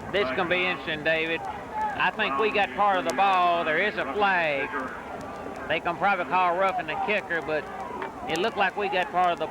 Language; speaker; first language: English; native; English